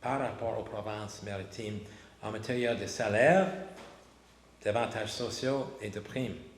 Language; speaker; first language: French; non-native, local second language; English